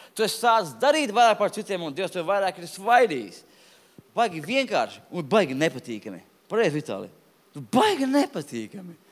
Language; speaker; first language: Latvian; non-native, local second language; Russian